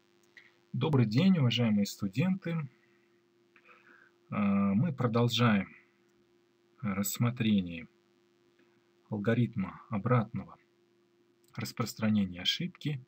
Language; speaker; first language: Russian; native; Russian